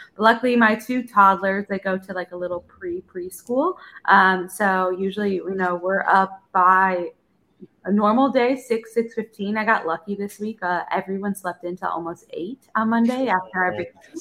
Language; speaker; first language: English; native; English